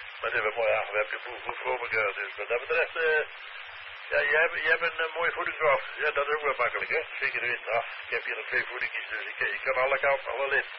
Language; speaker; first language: Dutch; native; Dutch